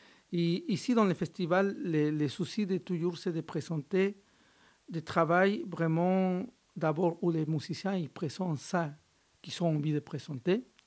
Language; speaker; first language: French; non-native, fluent; Spanish